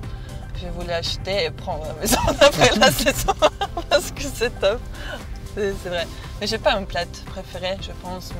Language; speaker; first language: French; non-native, learner; Serbian